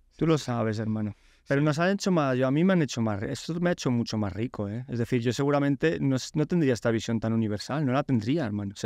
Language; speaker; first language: Spanish; early bilingual, other home language; Polish